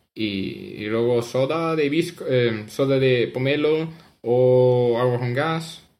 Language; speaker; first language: Spanish; non-native, fluent; Italian